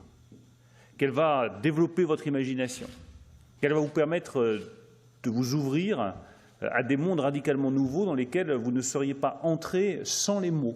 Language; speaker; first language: French; native; French